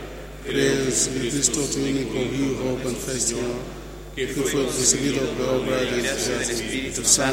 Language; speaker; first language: Spanish; non-native, fluent; Italian